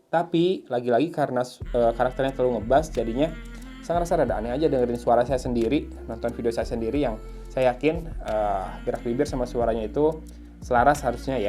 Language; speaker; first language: Indonesian; native; Indonesian